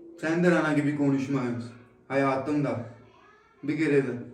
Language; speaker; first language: Turkish; native; Turkish